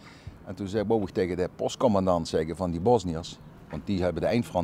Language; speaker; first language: Dutch; native; Dutch